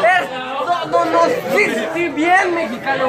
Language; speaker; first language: Spanish; native; Spanish